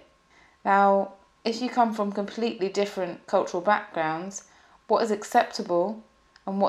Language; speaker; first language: English; native; English